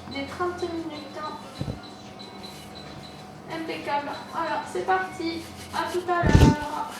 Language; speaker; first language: French; native; French